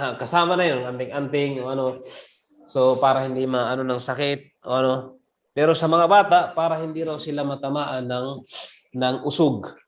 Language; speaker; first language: Filipino; non-native, local second language; Cebuano